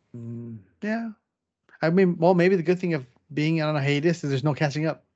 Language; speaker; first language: English; native; English